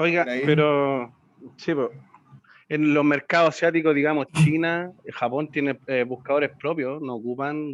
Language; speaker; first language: Spanish; native; Spanish